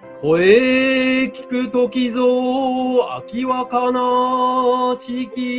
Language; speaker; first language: Japanese; native; Japanese